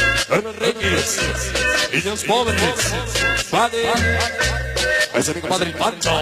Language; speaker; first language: Spanish; native; Spanish